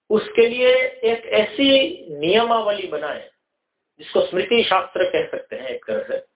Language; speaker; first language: Hindi; non-native, local second language; Gujarati